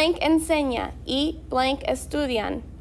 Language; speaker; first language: Spanish; non-native, fluent; English